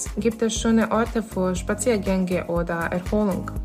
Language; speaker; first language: German; non-native, learner; Bosnian